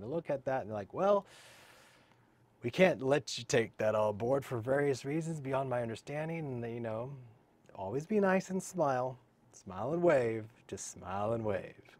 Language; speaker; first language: English; native; English